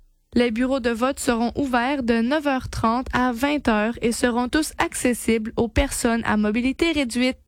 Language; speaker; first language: French; native; French